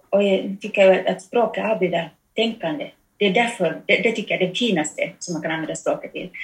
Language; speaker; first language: Swedish; early bilingual, heritage; German